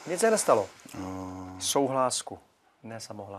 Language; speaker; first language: Czech; native; Czech